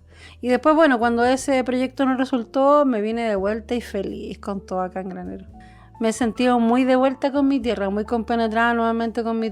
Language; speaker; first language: Spanish; native; Spanish